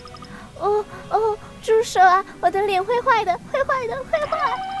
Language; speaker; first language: Chinese; native; Chinese